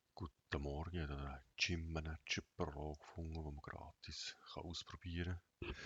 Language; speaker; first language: German; native; German